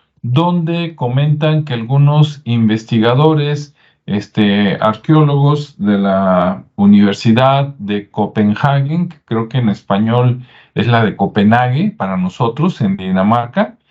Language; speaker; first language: Spanish; native; Spanish